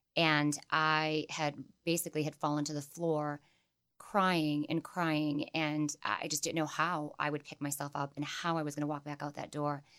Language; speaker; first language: English; native; English